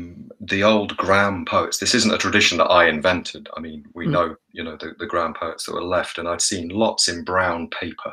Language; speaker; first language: English; native; English